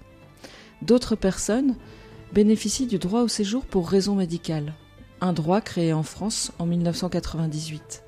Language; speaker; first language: French; native; French